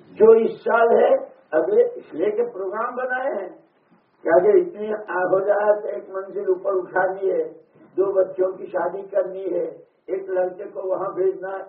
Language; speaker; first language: Urdu; non-native, local second language; Gujarati